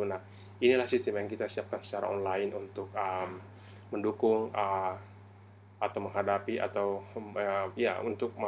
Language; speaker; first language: Indonesian; native; Indonesian